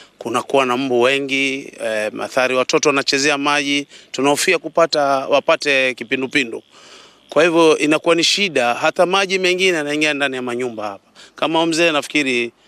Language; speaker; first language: Swahili; native; Swahili